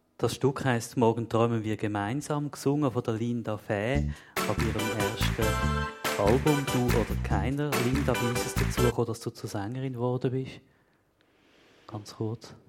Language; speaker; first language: German; native; German